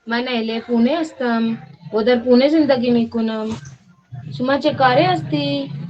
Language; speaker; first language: Persian; non-native, learner; Urdu